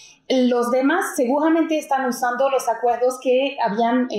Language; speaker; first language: Spanish; native; Spanish